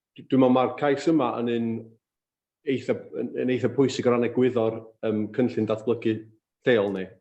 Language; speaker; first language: Welsh; native; Welsh